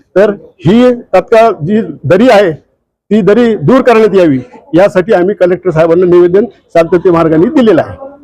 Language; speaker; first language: Marathi; native; Marathi